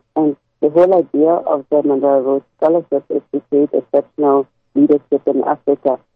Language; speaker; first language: English; non-native, local second language; Tswana